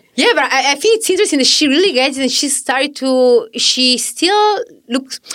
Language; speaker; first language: English; non-native, fluent; Italian